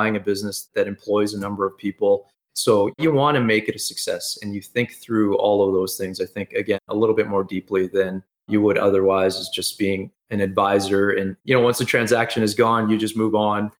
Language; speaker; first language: English; native; English